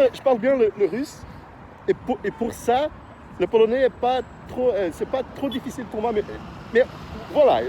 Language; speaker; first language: French; non-native, fluent; Portuguese